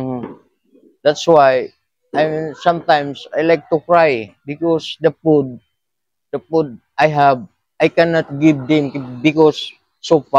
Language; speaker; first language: English; non-native, learner; Filipino